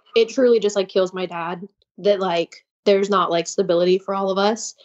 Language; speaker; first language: English; native; English